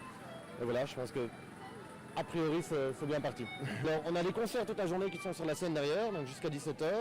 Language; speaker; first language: French; native; French